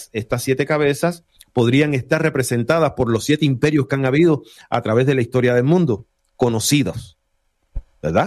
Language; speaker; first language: Spanish; native; Spanish